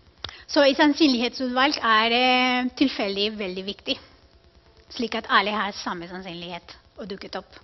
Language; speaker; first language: Norwegian; non-native, fluent; Spanish